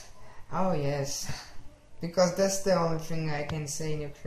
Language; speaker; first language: English; non-native, fluent; Portuguese